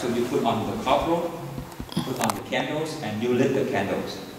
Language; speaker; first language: English; non-native, fluent; Vietnamese